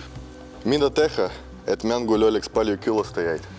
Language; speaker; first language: Estonian; non-native, local second language; Russian